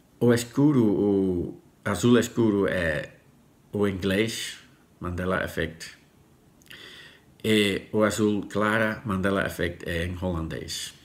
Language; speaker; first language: Portuguese; non-native, learner; Dutch